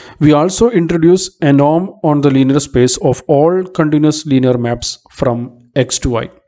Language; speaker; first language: English; non-native, local second language; Malayalam